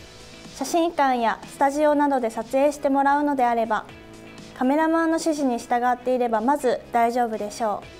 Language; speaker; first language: Japanese; native; Japanese